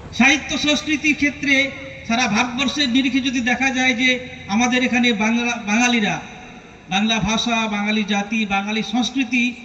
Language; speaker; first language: Bangla; non-native, local second language; Santali